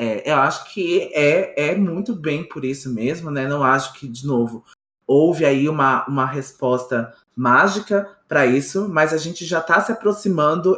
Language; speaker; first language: Portuguese; native; Portuguese